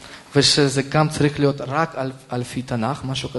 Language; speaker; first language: Hebrew; non-native, fluent; Russian